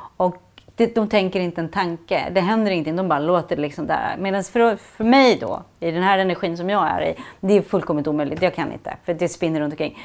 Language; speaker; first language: Swedish; native; Swedish